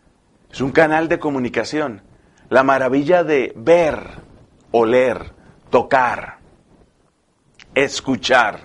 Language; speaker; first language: Spanish; native; Spanish